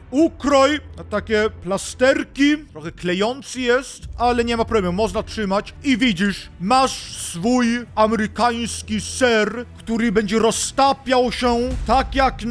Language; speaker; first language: Polish; non-native, learner; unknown